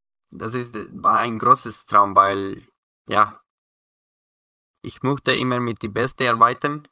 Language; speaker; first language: German; non-native, learner; Spanish